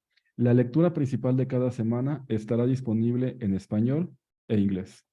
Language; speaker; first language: Spanish; native; Spanish